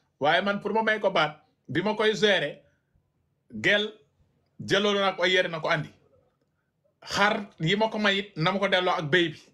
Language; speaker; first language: Wolof; non-native, local second language; Fula